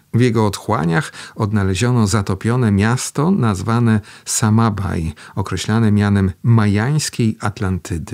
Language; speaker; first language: Polish; native; Polish